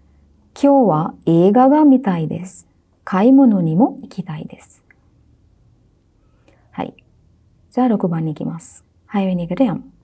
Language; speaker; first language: Japanese; non-native, fluent; Sinhala